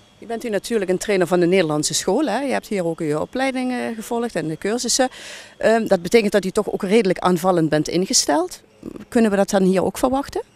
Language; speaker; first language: Dutch; native; Dutch